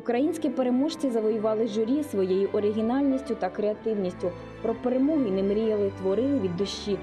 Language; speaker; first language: Ukrainian; native; Ukrainian